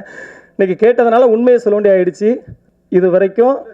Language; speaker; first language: Tamil; native; Tamil